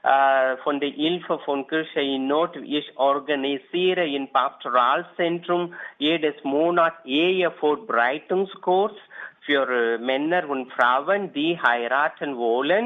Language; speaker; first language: German; non-native, learner; Tamil